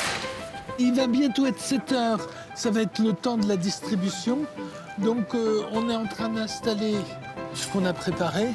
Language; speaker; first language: French; native; French